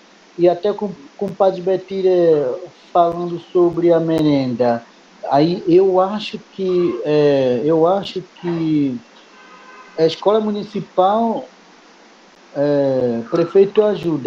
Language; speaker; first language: Portuguese; non-native, local second language; Kayapó